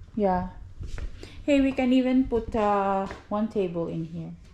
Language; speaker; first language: English; non-native, local second language; Filipino